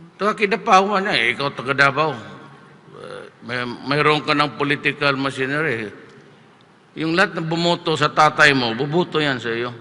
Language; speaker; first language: Filipino; non-native, local second language; Cebuano